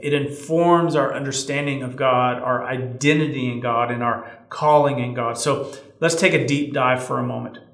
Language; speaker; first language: English; native; English